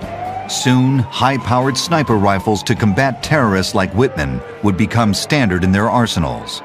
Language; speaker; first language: English; native; English